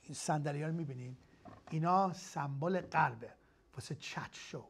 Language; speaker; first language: Persian; early bilingual, heritage; Persian